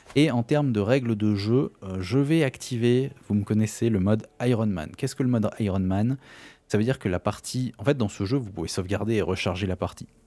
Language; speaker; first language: French; native; French